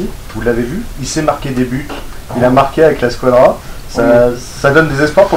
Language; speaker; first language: French; native; French